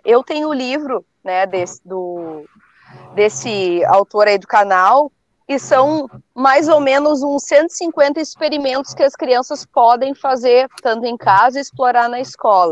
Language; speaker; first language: Portuguese; native; Portuguese